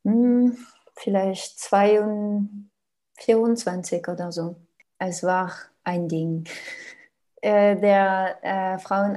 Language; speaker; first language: German; non-native, learner; French